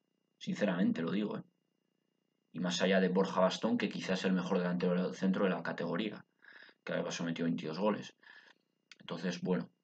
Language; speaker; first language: Spanish; native; Spanish